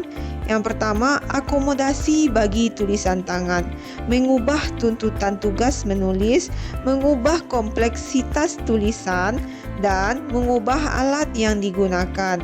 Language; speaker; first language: Indonesian; native; Indonesian